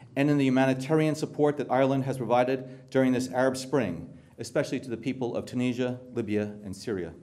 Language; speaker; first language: English; native; English